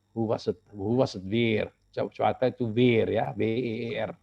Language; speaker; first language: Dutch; non-native, fluent; Indonesian